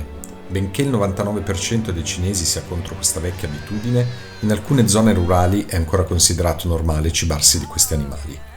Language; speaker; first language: Italian; native; Italian